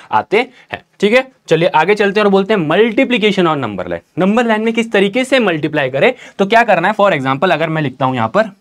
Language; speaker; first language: Hindi; native; Hindi